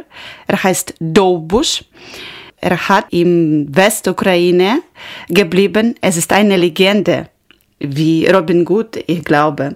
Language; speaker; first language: German; non-native, learner; Ukrainian